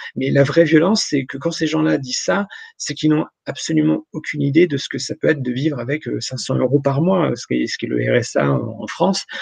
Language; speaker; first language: French; native; French